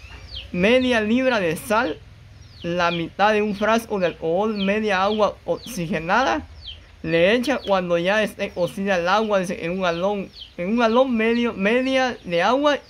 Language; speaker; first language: Spanish; native; Spanish